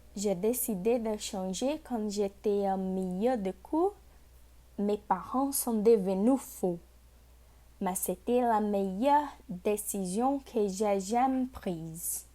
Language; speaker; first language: French; non-native, learner; Portuguese